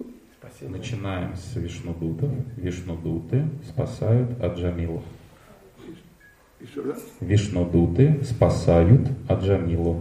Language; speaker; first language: Russian; native; Russian